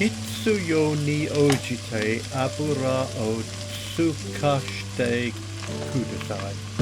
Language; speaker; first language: Japanese; non-native, learner; English